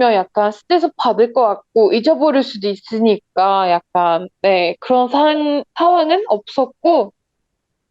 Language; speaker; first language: Korean; non-native, learner; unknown